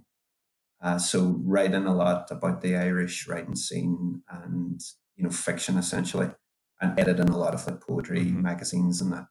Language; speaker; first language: English; native; English